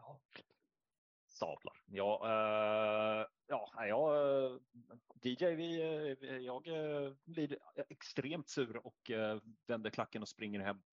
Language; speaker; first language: Swedish; native; Swedish